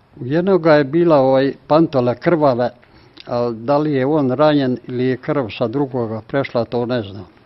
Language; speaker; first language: Serbian; native; Serbian